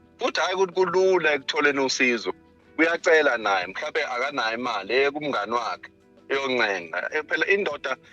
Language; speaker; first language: Zulu; native; Zulu